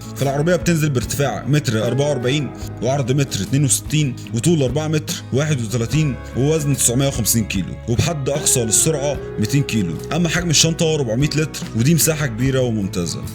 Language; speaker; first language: Arabic; native; Arabic